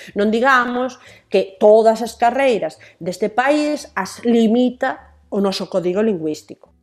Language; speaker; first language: Galician; native; Galician